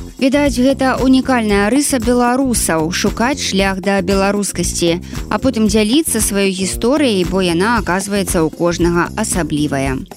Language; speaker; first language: Belarusian; native; Belarusian